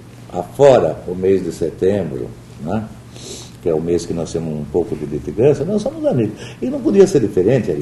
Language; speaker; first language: Portuguese; native; Portuguese